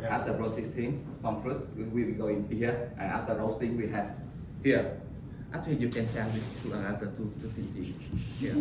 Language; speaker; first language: English; non-native, learner; Vietnamese